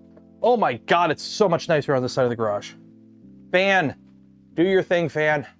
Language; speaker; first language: English; native; English